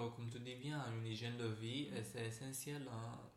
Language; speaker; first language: French; non-native, fluent; Romanian